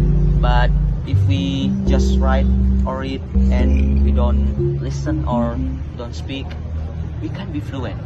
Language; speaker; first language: English; non-native, fluent; Indonesian